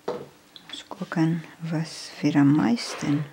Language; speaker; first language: German; non-native, fluent; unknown